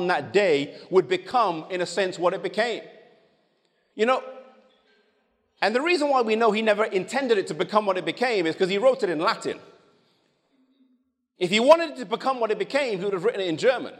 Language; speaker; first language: English; native; English